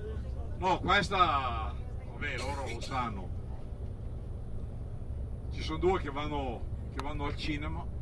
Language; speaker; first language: Italian; native; Italian